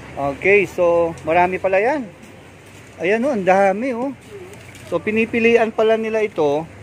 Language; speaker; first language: Filipino; native; Filipino